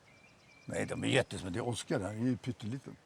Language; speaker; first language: Swedish; native; Swedish